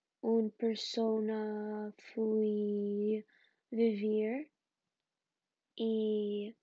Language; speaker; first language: Spanish; non-native, learner; English